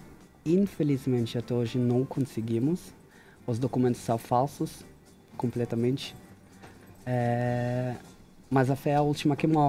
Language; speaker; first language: Portuguese; non-native, fluent; Hebrew